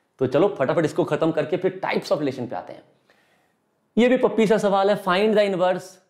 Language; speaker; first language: Hindi; native; Hindi